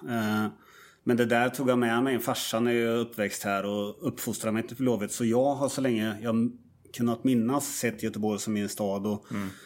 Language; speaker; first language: Swedish; native; Swedish